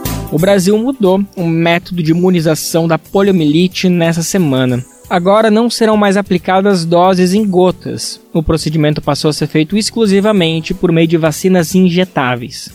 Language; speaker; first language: Portuguese; native; Portuguese